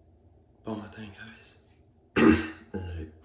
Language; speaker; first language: French; native; French